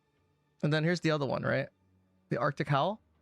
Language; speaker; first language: English; native; English